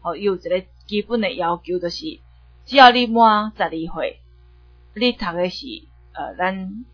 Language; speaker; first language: Chinese; native; Chinese